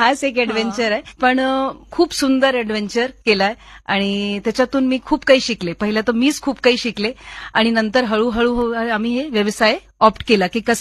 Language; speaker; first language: Marathi; non-native, local second language; Hindi